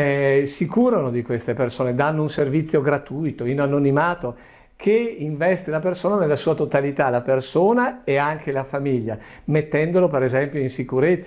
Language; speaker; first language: Italian; native; Italian